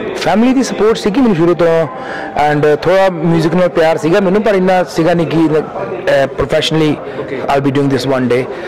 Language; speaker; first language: Punjabi; early bilingual, heritage; Punjabi